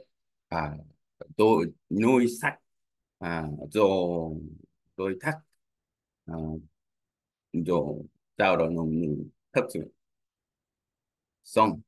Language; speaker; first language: Vietnamese; non-native, learner; Korean